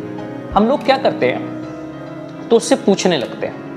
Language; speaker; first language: Hindi; native; Hindi